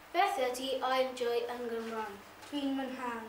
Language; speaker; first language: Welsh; non-native, learner; English